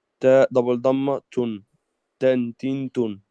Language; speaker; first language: Arabic; non-native, learner; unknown